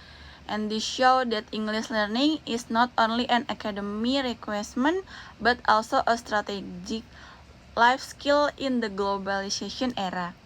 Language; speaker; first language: English; non-native, learner; Indonesian